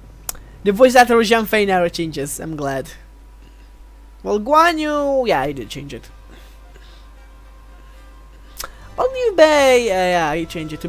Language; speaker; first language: English; non-native, fluent; Italian